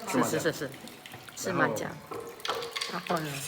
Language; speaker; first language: Chinese; non-native, fluent; Filipino